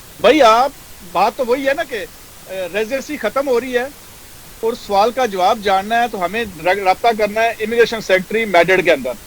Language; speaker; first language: Urdu; non-native, local second language; Punjabi